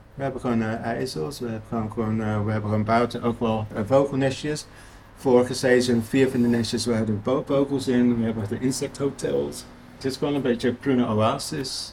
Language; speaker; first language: Dutch; non-native, fluent; English